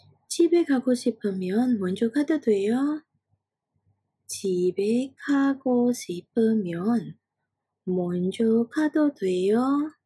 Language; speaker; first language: Korean; non-native, fluent; Indonesian